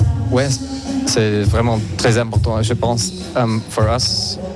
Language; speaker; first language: French; non-native, learner; Swiss German